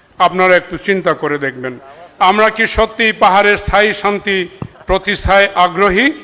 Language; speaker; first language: Bangla; non-native, local second language; Marma